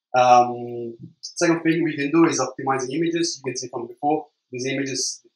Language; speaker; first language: English; non-native, fluent; Italian